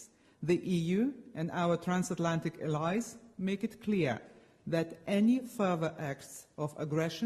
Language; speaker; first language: English; non-native, fluent; Lithuanian